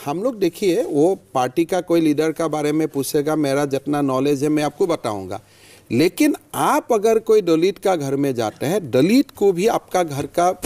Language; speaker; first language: Hindi; non-native, local second language; Assamese